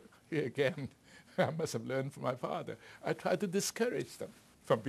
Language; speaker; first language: English; non-native, fluent; Chinese